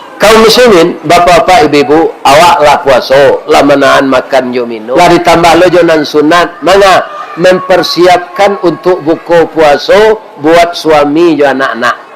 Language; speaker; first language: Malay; non-native, local second language; Minangkabau